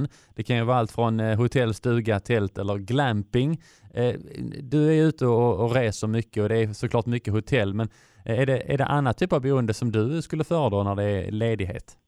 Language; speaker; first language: Swedish; native; Swedish